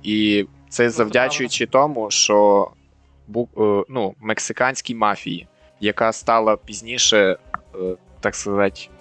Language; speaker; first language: Ukrainian; native; Ukrainian